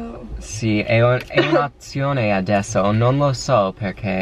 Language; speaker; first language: Italian; non-native, learner; English